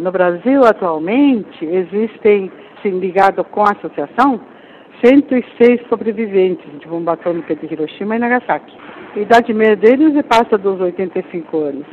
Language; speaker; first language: Portuguese; early bilingual, other home language; Japanese